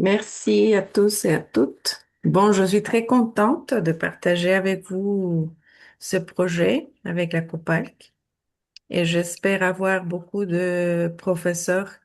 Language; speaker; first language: French; non-native, fluent; Spanish